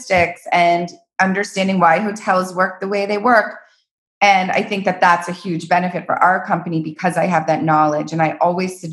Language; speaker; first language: English; native; English